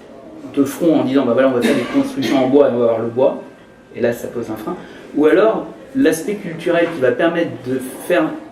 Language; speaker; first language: French; native; French